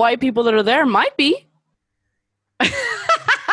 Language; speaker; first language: English; early bilingual, other home language; Spanish